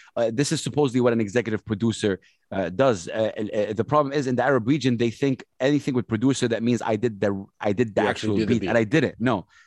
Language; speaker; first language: English; non-native, fluent; Arabic